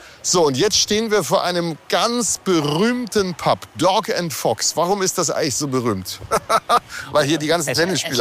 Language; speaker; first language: German; native; German